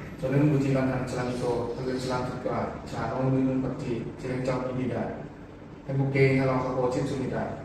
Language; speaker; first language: Korean; non-native, learner; Thai